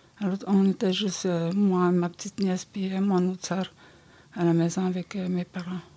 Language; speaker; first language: French; non-native, local second language; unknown